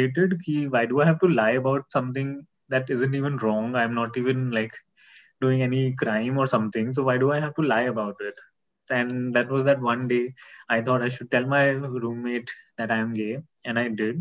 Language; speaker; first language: English; non-native, local second language; Hindi